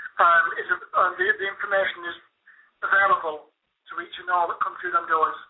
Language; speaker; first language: English; native; English